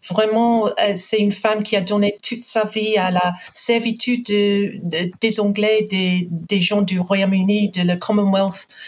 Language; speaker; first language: French; non-native, fluent; English